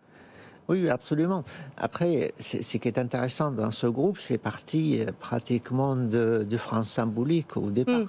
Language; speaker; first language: French; non-native, fluent; Arabic